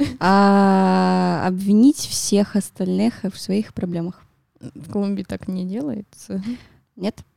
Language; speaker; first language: Russian; non-native, fluent; Spanish